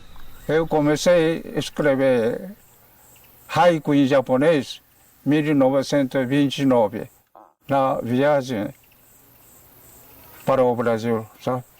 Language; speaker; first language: Portuguese; non-native, fluent; Japanese